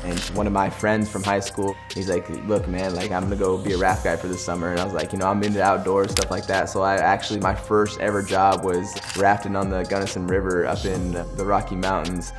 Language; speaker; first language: English; native; English